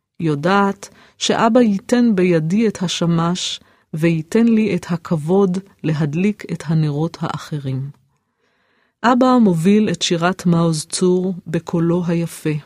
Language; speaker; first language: Hebrew; native; Hebrew